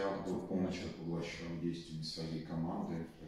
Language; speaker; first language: Russian; native; Russian